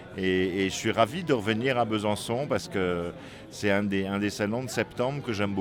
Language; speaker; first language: French; native; French